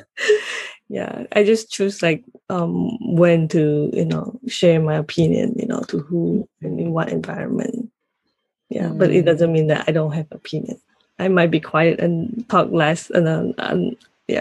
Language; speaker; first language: English; non-native, local second language; Cantonese